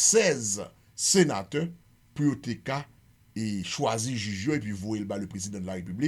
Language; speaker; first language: Haitian Creole; native; Haitian Creole